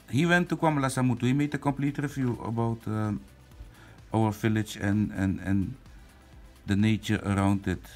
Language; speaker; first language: English; non-native, fluent; Dutch